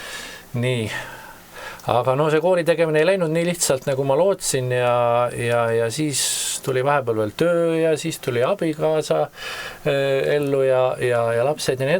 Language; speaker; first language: Estonian; native; Estonian